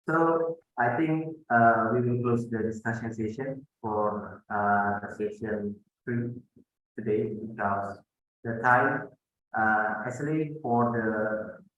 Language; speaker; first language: English; non-native, fluent; Indonesian